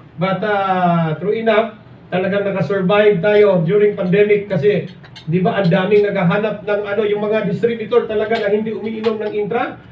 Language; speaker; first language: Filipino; non-native, local second language; Cebuano